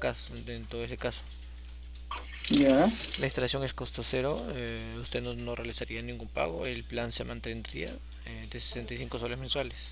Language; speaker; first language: Spanish; native; Spanish